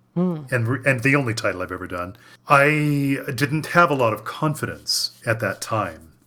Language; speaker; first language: English; native; English